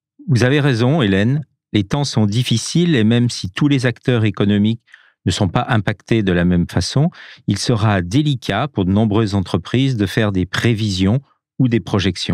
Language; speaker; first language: French; native; French